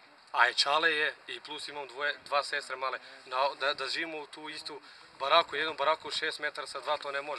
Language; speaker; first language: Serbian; non-native, local second language; Romany